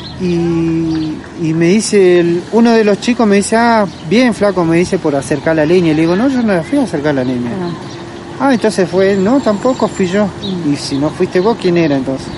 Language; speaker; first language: Spanish; native; Spanish